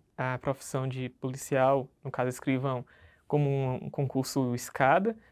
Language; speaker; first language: Portuguese; native; Portuguese